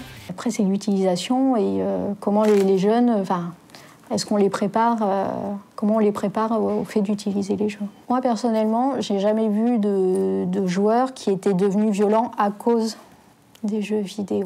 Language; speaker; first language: French; native; French